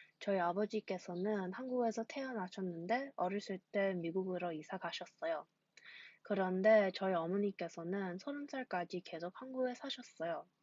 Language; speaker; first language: Korean; early bilingual, heritage; Korean